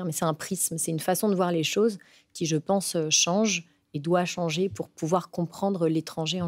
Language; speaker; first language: French; early bilingual, other home language; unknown